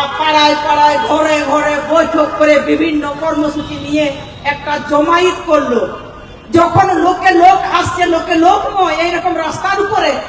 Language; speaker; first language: Bangla; non-native, local second language; Santali